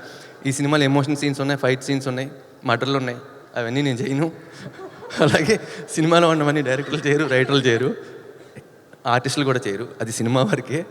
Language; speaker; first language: Telugu; native; Telugu